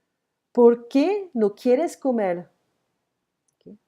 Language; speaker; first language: Spanish; non-native, fluent; French